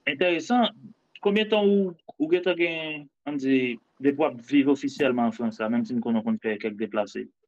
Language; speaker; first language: French; non-native, local second language; Haitian Creole